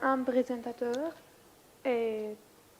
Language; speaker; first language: French; non-native, learner; Arabic